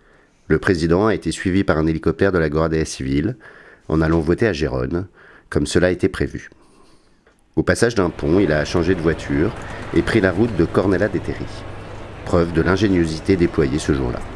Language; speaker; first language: French; native; French